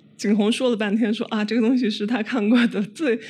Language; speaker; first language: Chinese; native; Chinese